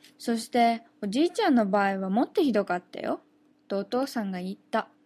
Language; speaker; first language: Japanese; native; Japanese